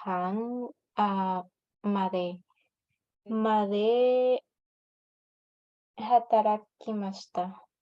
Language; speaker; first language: Japanese; non-native, learner; Spanish